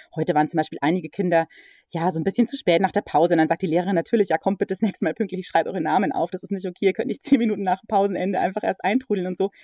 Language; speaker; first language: German; early bilingual, other home language; English